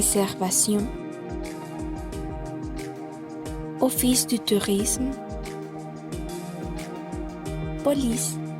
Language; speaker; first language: French; non-native, fluent; Spanish